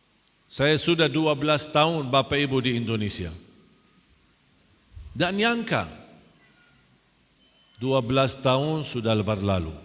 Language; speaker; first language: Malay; non-native, fluent; Arabic